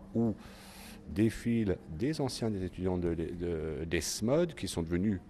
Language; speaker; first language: French; native; French